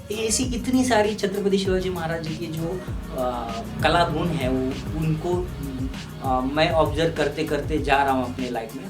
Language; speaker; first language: Hindi; non-native, local second language; Marathi